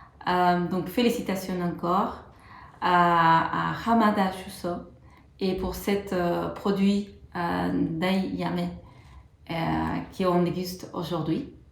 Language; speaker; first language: French; non-native, fluent; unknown